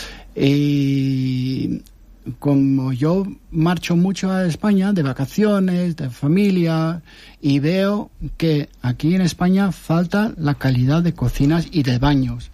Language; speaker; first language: Spanish; early bilingual, heritage; Dutch